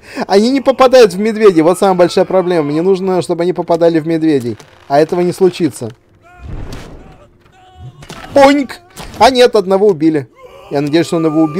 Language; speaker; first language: Russian; native; Russian